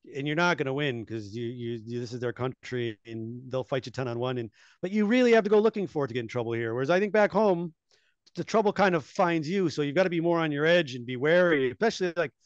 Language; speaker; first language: English; native; English